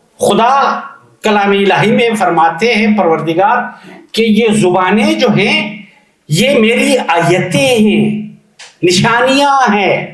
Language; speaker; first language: Urdu; non-native, local second language; Punjabi